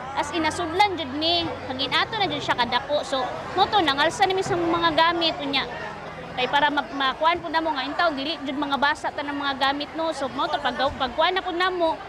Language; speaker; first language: Cebuano; native; Cebuano